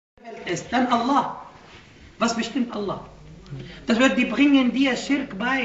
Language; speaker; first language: German; non-native, fluent; Arabic